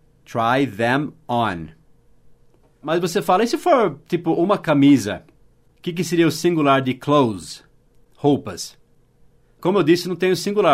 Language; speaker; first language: Portuguese; non-native, fluent; English